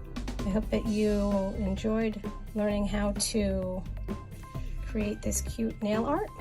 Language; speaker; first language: English; native; English